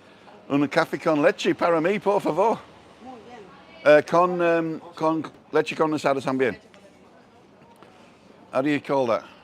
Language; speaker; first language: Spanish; non-native, learner; English